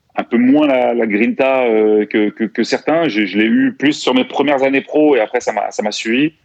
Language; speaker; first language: French; native; French